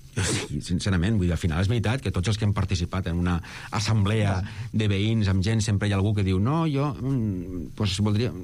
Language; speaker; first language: Catalan; native; Catalan